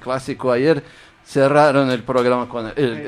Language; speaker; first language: Spanish; non-native, fluent; Portuguese